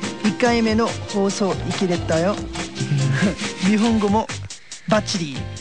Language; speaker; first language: Japanese; non-native, fluent; Korean